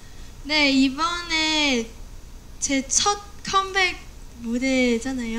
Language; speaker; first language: Korean; non-native, learner; Cantonese